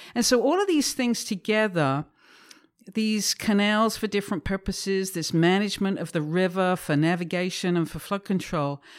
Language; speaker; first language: English; native; English